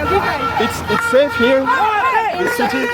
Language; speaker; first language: English; non-native, learner; French